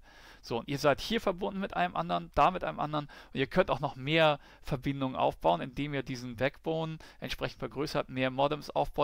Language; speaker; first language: German; native; German